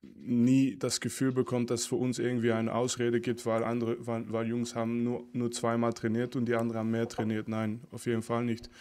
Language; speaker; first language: German; non-native, fluent; French